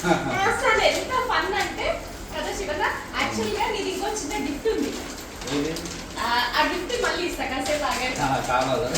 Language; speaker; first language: Telugu; native; Telugu